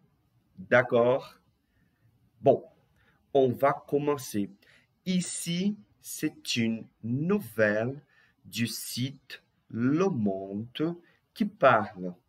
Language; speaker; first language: French; non-native, fluent; Portuguese